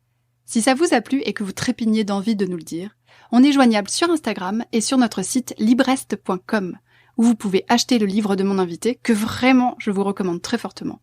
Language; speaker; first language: French; native; French